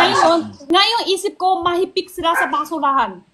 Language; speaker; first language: Filipino; non-native, learner; Chinese